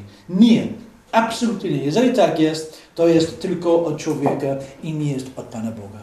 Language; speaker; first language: Polish; non-native, fluent; English